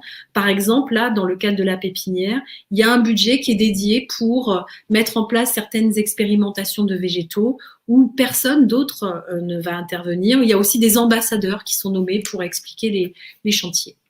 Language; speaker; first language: French; native; French